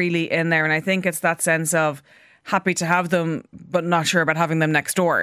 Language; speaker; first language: English; native; English